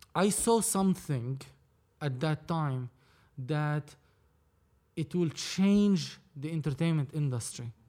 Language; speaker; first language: English; non-native, fluent; Arabic